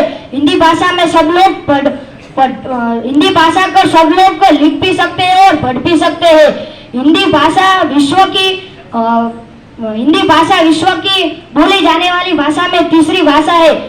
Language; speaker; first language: Hindi; non-native, local second language; Gujarati